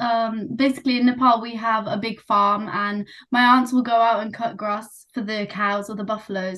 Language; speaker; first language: English; non-native, local second language; Nepali